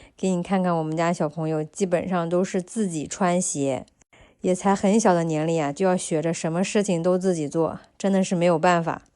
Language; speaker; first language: Chinese; native; Chinese